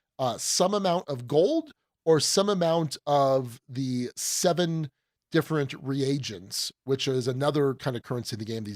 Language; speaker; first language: English; native; English